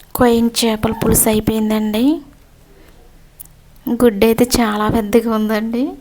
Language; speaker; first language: Telugu; native; Telugu